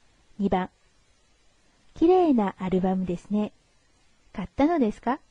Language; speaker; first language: Japanese; non-native, fluent; Chinese